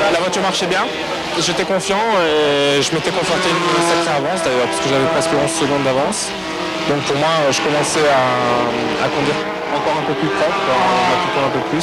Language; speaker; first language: French; native; French